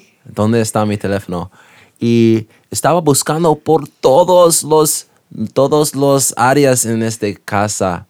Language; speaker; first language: Spanish; non-native, learner; English